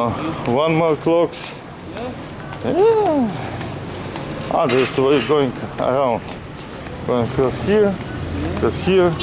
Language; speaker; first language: English; non-native, learner; Russian